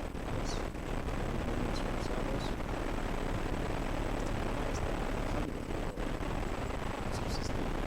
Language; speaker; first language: Spanish; non-native, fluent; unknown